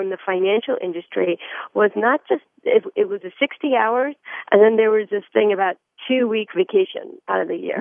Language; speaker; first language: English; early bilingual, other home language; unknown